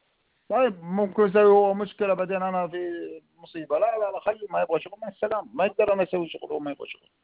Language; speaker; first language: Arabic; non-native, learner; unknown